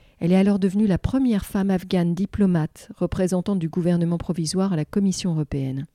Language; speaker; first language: French; native; French